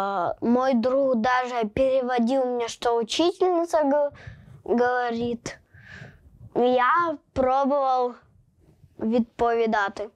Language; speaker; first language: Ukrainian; non-native, local second language; Russian